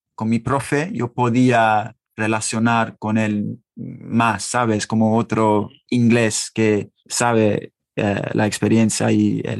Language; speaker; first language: Spanish; non-native, fluent; English